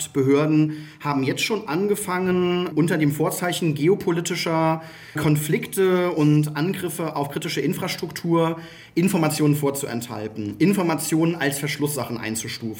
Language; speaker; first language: German; native; German